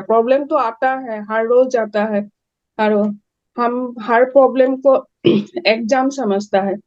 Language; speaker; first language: Hindi; non-native, local second language; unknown